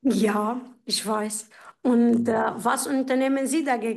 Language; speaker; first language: German; non-native, fluent; Arabic